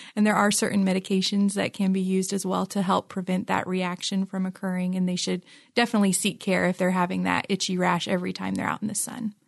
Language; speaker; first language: English; non-native, local second language; Filipino